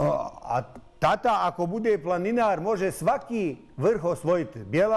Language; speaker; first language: Bosnian; native; Bosnian